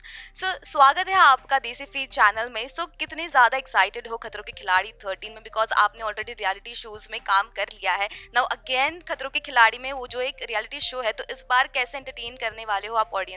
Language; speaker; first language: Hindi; native; Hindi